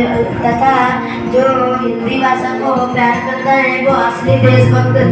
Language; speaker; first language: Hindi; non-native, local second language; Odia